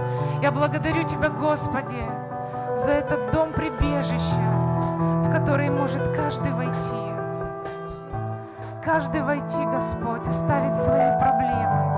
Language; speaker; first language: Russian; native; Russian